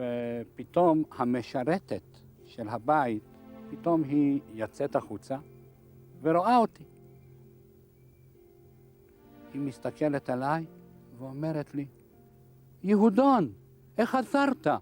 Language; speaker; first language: Hebrew; non-native, fluent; Hungarian